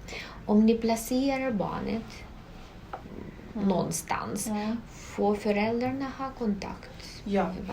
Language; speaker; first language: Swedish; non-native, local second language; Russian